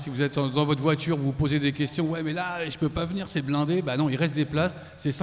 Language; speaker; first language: French; native; French